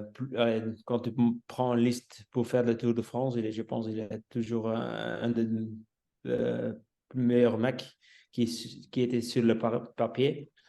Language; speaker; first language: French; non-native, local second language; Dutch